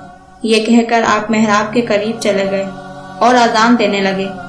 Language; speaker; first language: Urdu; native; Urdu